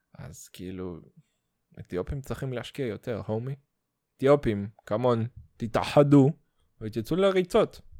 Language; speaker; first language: Hebrew; non-native, fluent; Russian